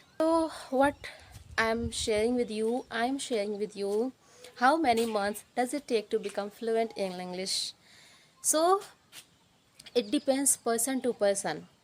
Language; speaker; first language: English; non-native, learner; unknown